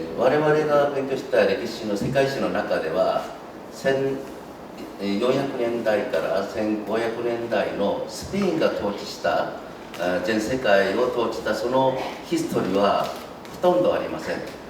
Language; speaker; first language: Japanese; non-native, fluent; Korean